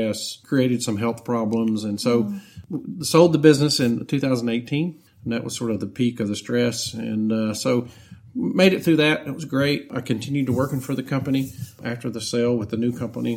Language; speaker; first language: English; native; English